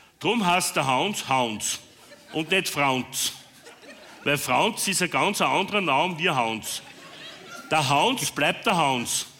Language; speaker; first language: German; native; German